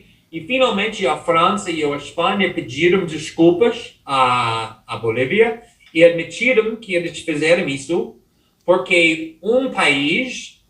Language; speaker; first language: Portuguese; non-native, fluent; English